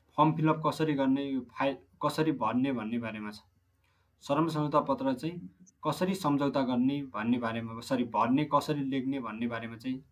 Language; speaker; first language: Nepali; native; Nepali